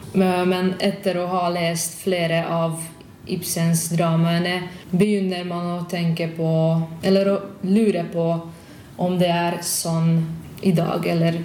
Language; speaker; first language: Norwegian; non-native, fluent; Hungarian